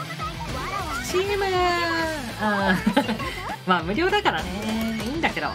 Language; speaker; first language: Japanese; native; Japanese